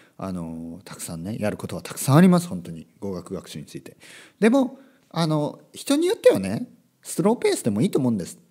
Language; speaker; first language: Japanese; native; Japanese